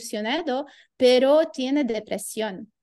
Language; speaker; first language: Spanish; non-native, learner; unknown